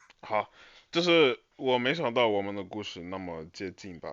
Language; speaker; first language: Chinese; non-native, fluent; English